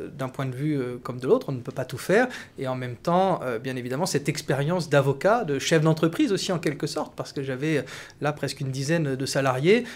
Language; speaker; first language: French; native; French